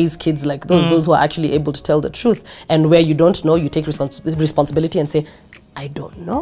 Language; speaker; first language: English; non-native, local second language; Swahili